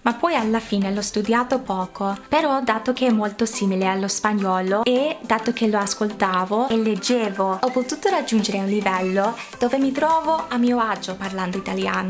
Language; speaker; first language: Italian; non-native, fluent; English